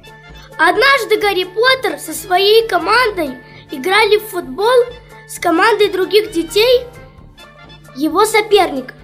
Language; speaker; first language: Russian; native; Russian